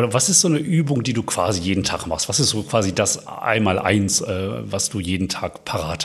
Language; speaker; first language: German; native; German